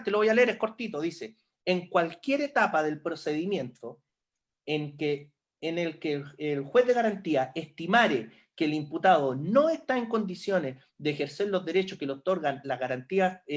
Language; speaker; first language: Spanish; native; Spanish